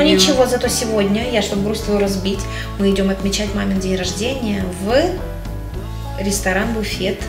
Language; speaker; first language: Russian; native; Russian